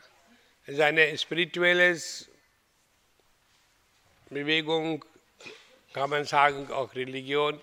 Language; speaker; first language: German; non-native, learner; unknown